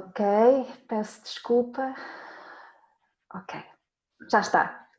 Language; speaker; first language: Portuguese; native; Portuguese